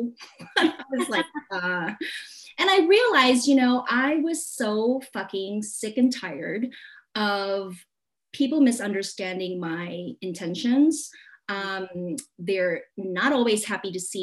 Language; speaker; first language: English; non-native, local second language; Cantonese